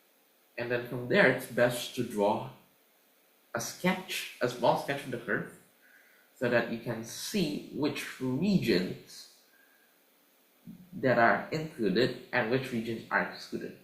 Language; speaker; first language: English; non-native, fluent; Indonesian